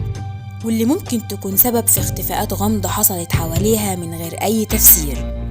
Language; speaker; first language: Arabic; native; Arabic